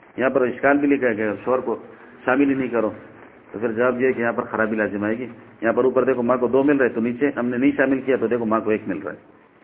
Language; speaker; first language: Urdu; non-native, local second language; Northern Hindko